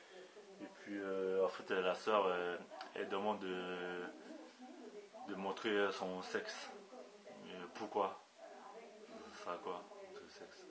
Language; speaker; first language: French; native; French